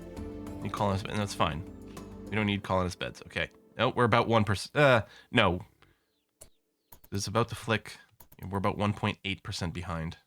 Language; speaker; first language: English; native; English